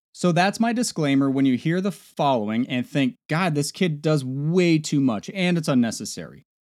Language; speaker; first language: English; native; English